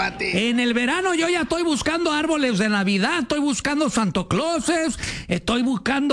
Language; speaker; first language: Spanish; native; Spanish